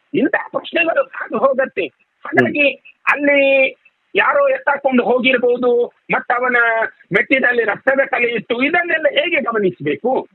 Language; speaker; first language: Kannada; native; Kannada